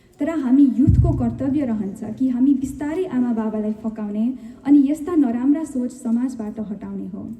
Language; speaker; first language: Nepali; early bilingual, heritage; Nepali